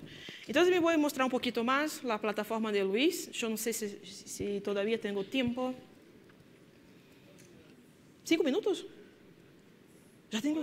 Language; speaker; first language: Spanish; non-native, fluent; Portuguese